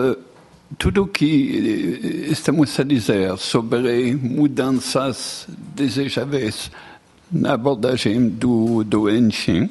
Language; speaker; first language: Portuguese; non-native, fluent; French